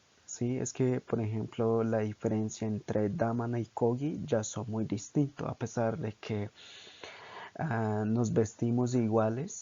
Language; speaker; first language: Spanish; non-native, local second language; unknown